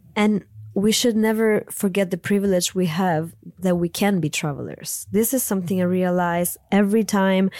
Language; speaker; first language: English; non-native, fluent; Italian